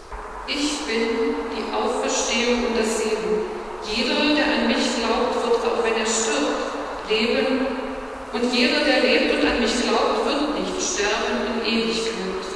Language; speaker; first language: German; native; German